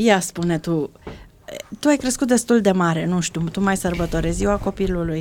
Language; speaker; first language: Romanian; native; Romanian